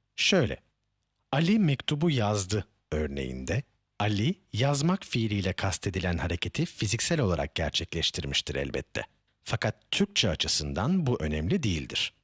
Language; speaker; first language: Turkish; native; Turkish